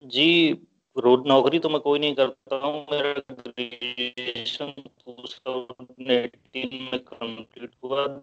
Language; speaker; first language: Hindi; native; Hindi